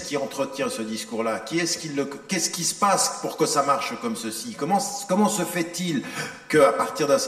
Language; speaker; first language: French; native; French